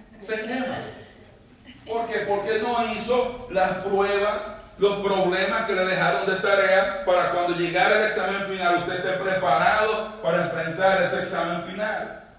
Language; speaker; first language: Spanish; native; Spanish